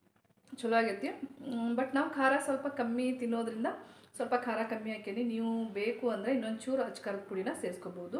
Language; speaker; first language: Kannada; native; Kannada